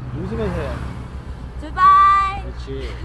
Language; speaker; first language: Korean; native; Korean